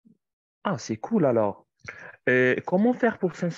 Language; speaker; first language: French; non-native, fluent; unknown